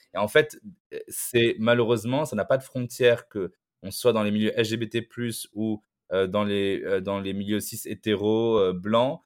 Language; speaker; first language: French; non-native, local second language; Arabic